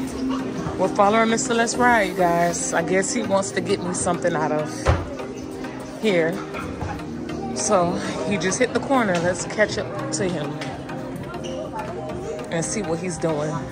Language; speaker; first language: English; native; English